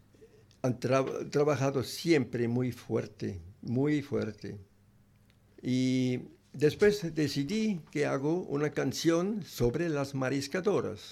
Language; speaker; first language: Spanish; non-native, learner; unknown